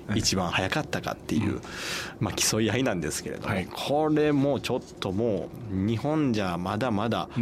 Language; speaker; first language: Japanese; native; Japanese